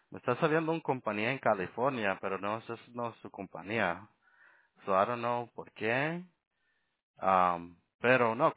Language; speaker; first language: Spanish; early bilingual, heritage; Spanish